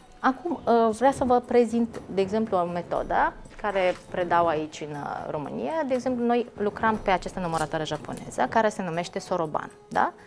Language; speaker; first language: Romanian; non-native, fluent; Mongolian